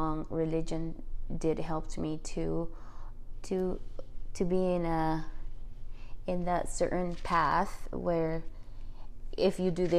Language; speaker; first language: English; non-native, fluent; Spanish